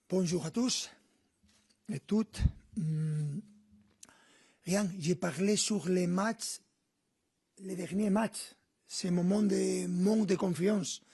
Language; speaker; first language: French; non-native, fluent; Spanish